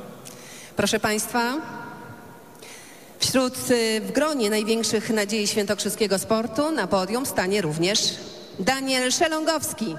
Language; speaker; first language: Polish; native; Polish